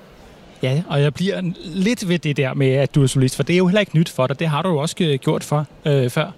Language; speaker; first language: Danish; native; Danish